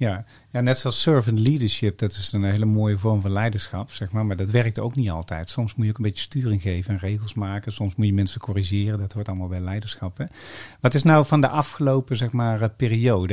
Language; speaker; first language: Dutch; native; Dutch